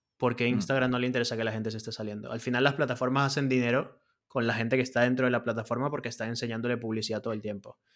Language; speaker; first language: Spanish; native; Spanish